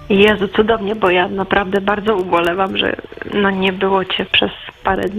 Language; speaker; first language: Polish; native; Polish